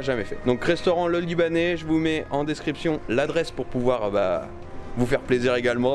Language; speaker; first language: French; native; French